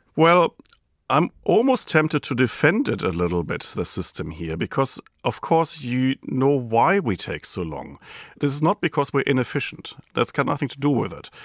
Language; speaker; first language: English; non-native, fluent; German